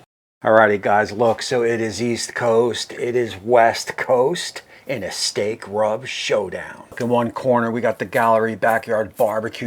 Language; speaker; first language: English; native; English